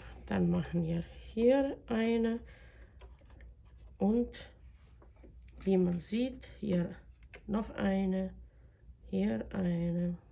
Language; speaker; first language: German; non-native, fluent; Croatian